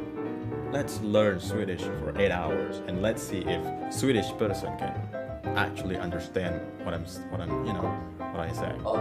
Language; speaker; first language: English; non-native, fluent; Indonesian